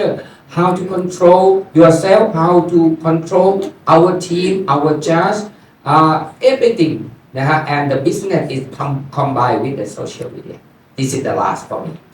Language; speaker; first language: English; non-native, learner; Thai